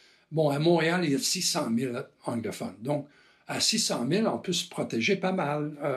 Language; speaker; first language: French; non-native, fluent; English